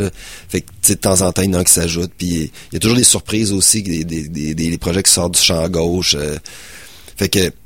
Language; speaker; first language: French; native; French